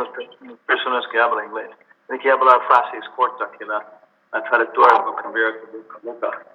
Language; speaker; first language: Spanish; non-native, learner; English